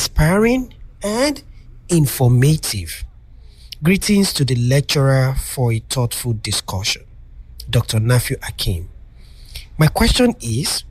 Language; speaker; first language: English; non-native, local second language; Yoruba